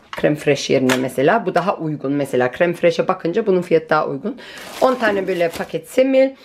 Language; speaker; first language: Turkish; early bilingual, heritage; Turkish